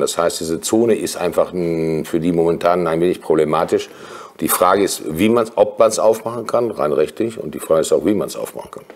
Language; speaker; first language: German; native; German